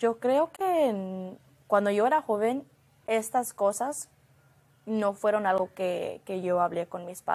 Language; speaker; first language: Spanish; early bilingual, heritage; Spanish